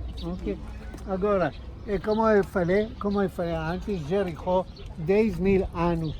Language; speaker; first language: Portuguese; non-native, learner; Hebrew